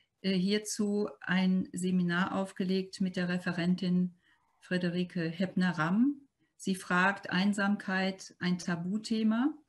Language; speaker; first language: German; native; German